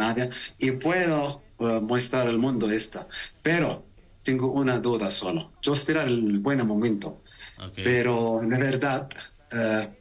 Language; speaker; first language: Spanish; non-native, learner; Arabic